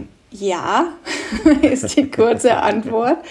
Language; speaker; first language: German; non-native, fluent; Danish